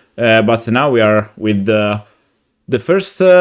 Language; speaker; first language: English; non-native, fluent; Italian